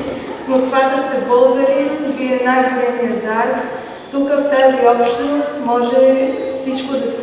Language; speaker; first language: Bulgarian; early bilingual, heritage; Bulgarian